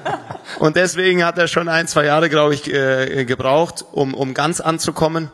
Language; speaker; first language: German; native; German